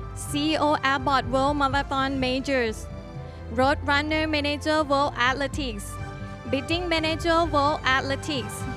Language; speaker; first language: English; non-native, fluent; Thai